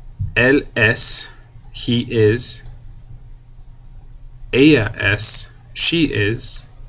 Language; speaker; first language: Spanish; non-native, fluent; English